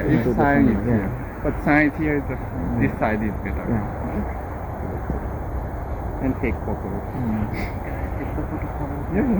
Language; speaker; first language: English; non-native, fluent; Japanese